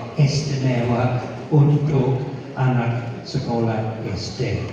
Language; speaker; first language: Indonesian; non-native, fluent; English